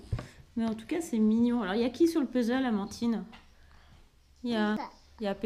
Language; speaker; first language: French; native; French